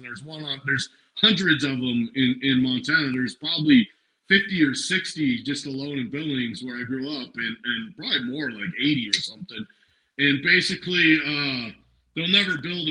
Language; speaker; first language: English; native; English